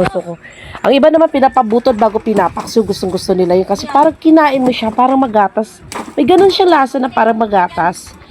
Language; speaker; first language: Filipino; non-native, local second language; Cebuano